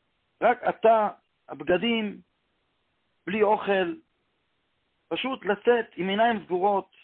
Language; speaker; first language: Hebrew; non-native, local second language; Yiddish